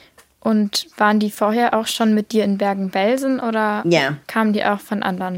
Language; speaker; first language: German; native; German